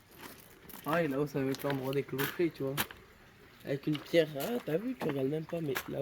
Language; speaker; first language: French; native; French